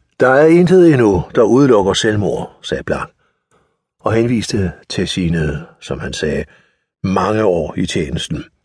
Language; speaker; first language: Danish; native; Danish